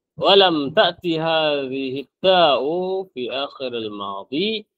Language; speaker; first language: Arabic; non-native, fluent; Malay